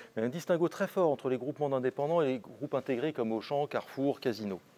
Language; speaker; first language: French; native; French